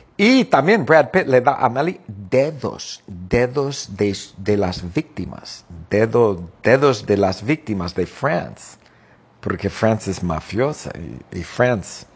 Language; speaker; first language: Spanish; non-native, fluent; English